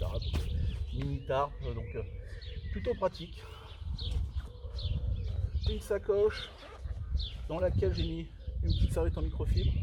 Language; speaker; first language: French; native; French